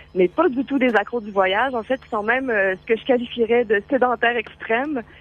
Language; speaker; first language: French; native; French